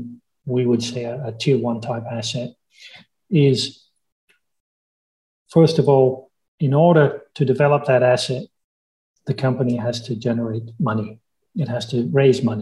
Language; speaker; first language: English; native; English